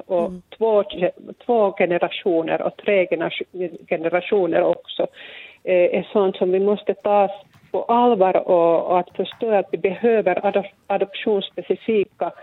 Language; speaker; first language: Swedish; non-native, local second language; Finnish